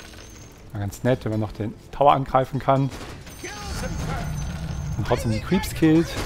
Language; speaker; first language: German; native; German